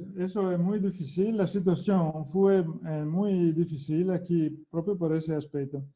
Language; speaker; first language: Spanish; non-native, fluent; Italian